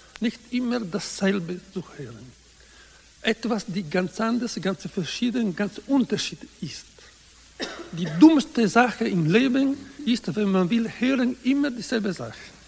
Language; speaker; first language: German; non-native, learner; Italian